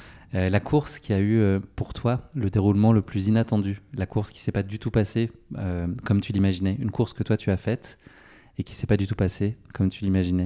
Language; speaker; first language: French; native; French